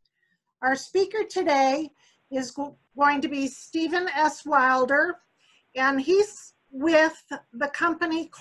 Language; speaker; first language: English; native; English